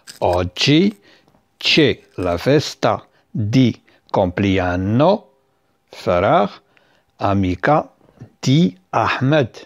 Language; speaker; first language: Italian; non-native, fluent; Arabic